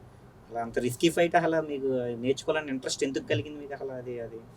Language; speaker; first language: Telugu; native; Telugu